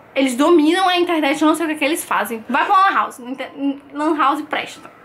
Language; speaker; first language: Portuguese; native; Portuguese